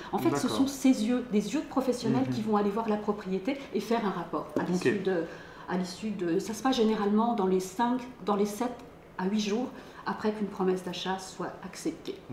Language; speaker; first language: French; native; French